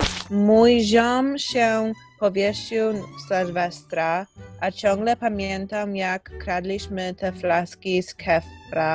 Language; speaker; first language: Polish; early bilingual, heritage; Polish